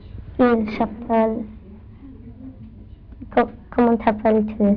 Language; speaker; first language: French; non-native, learner; English